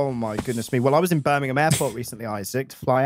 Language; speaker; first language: English; native; English